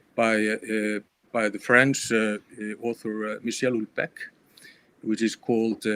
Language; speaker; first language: English; non-native, fluent; Icelandic